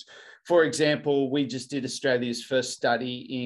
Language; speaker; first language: English; native; English